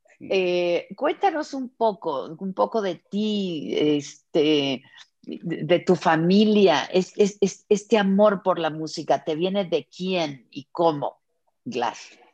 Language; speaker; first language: Spanish; native; Spanish